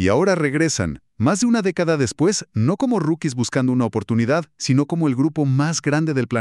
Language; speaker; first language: Spanish; native; Spanish